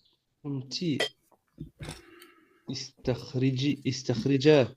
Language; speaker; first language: Arabic; non-native, learner; French